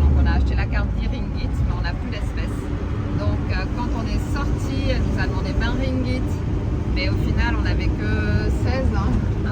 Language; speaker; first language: French; native; French